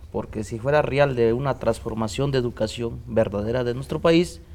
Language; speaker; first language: Spanish; non-native, local second language; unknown